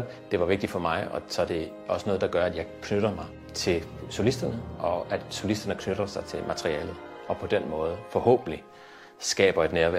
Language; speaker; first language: Danish; native; Danish